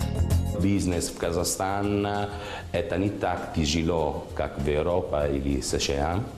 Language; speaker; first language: Russian; non-native, learner; Italian